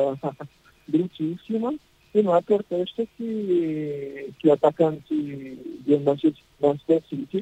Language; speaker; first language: Italian; non-native, learner; Portuguese